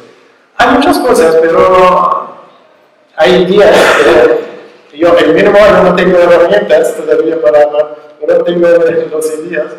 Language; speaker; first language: Spanish; non-native, learner; Arabic